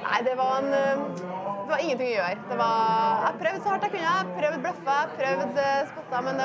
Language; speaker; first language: Norwegian; native; Norwegian